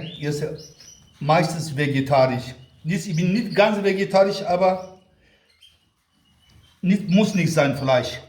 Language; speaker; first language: German; non-native, local second language; Kurdish